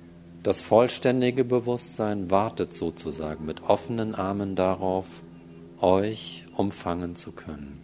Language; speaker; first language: German; native; German